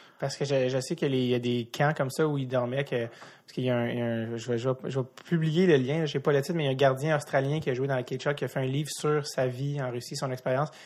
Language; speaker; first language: French; native; French